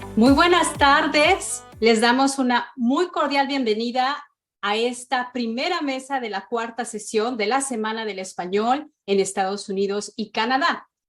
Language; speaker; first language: Spanish; native; Spanish